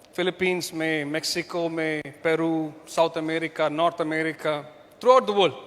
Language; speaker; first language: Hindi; non-native, local second language; Malayalam